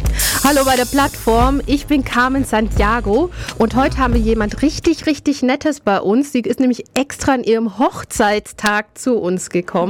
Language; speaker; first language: German; native; German